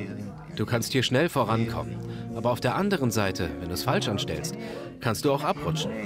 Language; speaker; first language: German; native; German